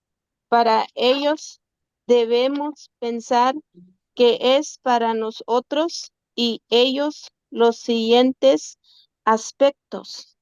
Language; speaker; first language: Spanish; non-native, local second language; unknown